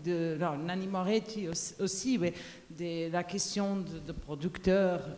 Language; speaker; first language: French; non-native, learner; Portuguese